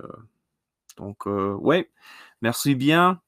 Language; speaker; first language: French; non-native, learner; English